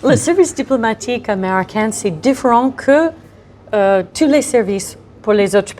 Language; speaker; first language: French; non-native, fluent; English